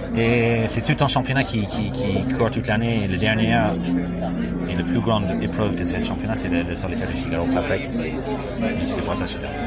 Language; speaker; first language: French; non-native, fluent; English